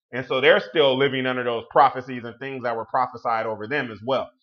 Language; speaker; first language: English; native; English